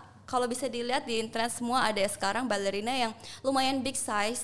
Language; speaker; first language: Indonesian; early bilingual, heritage; Indonesian